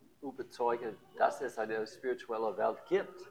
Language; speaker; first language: German; non-native, learner; English